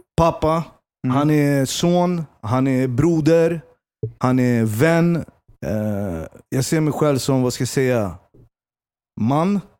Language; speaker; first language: Swedish; early bilingual, other home language; Persian